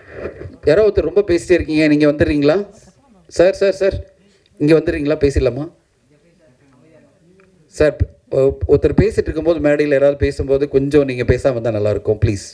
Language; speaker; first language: Tamil; native; Tamil